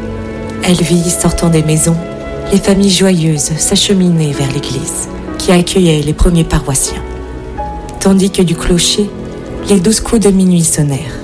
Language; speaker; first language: French; native; French